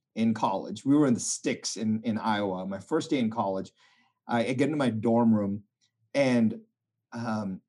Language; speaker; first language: English; non-native, local second language; Tamil